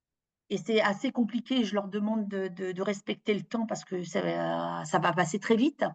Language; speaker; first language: French; native; French